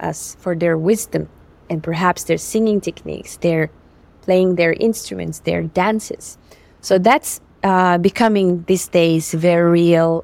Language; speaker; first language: English; non-native, fluent; Yakut